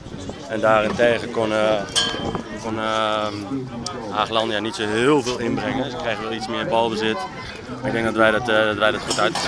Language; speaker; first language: Dutch; native; Dutch